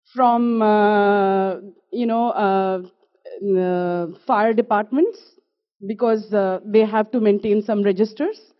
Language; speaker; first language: English; non-native, local second language; Kashmiri